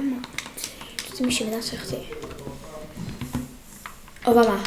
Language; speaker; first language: Welsh; native; Welsh